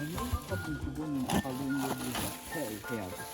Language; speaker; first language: Korean; non-native, learner; Japanese